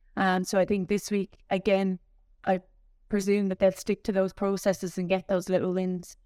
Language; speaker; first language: English; native; English